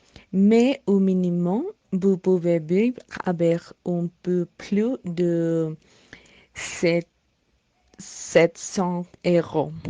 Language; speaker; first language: French; non-native, learner; Spanish